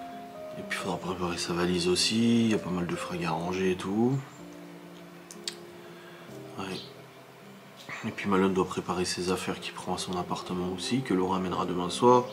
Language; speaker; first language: French; native; French